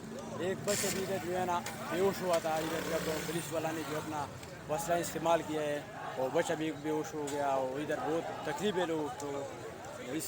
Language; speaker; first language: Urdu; non-native, local second language; Pashto